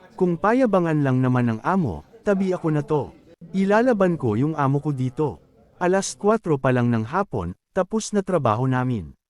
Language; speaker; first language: Filipino; native; Filipino